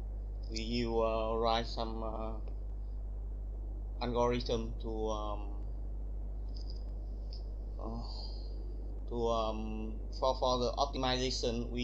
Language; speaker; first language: English; non-native, learner; Vietnamese